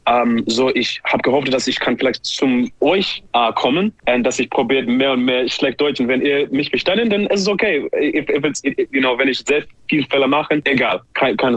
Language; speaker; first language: German; non-native, learner; English